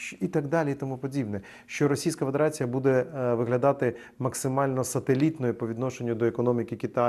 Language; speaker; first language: Ukrainian; native; Ukrainian